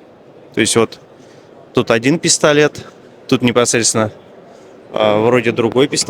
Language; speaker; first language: Russian; native; Russian